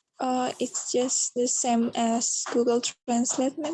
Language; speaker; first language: English; non-native, learner; Indonesian